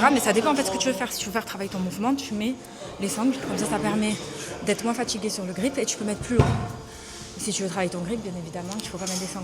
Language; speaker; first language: French; native; French